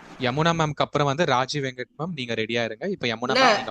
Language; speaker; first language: Tamil; native; Tamil